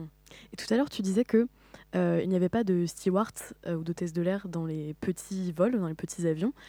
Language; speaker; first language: French; native; French